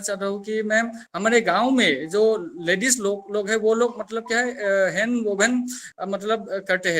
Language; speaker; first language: Hindi; non-native, local second language; Assamese